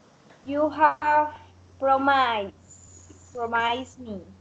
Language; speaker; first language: English; non-native, learner; Spanish